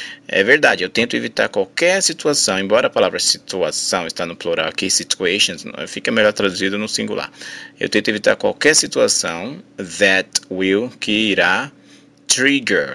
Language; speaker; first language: Portuguese; native; Portuguese